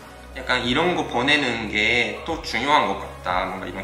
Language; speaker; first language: Korean; non-native, fluent; Japanese